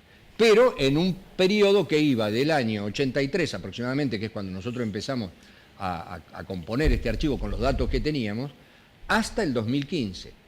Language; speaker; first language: Spanish; native; Spanish